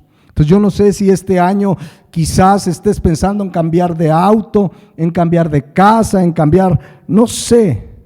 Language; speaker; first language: Spanish; native; Spanish